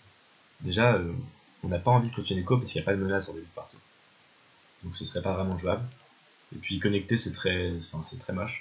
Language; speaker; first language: French; native; French